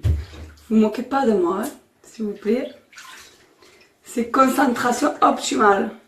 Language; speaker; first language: French; native; French